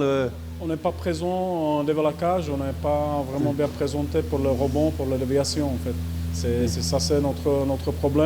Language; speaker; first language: French; non-native, fluent; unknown